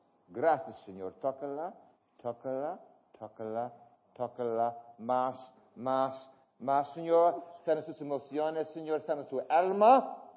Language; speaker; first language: Spanish; non-native, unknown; English